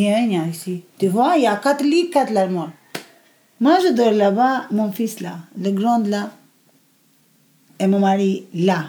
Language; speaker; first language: French; non-native, learner; Albanian